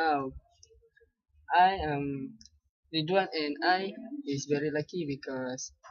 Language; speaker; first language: English; non-native, local second language; Malay